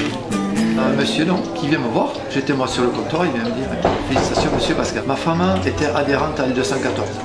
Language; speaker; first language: French; native; French